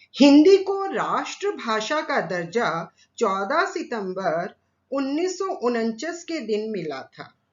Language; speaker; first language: Hindi; native; Hindi